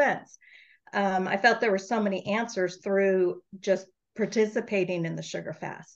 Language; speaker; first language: English; native; English